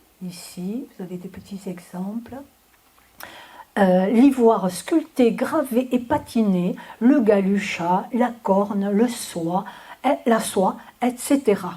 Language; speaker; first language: French; native; French